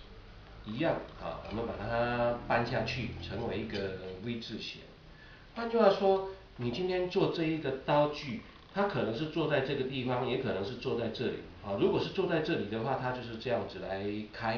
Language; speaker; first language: Chinese; native; Chinese